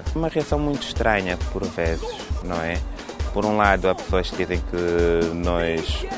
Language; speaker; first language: Portuguese; non-native, fluent; Italian